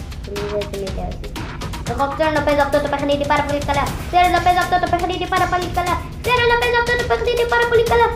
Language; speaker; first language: Greek; non-native, learner; Arabic